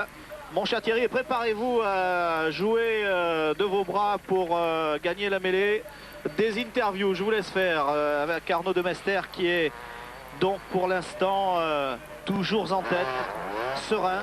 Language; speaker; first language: French; native; French